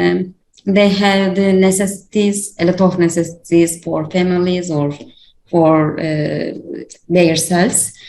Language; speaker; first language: English; non-native, learner; Turkish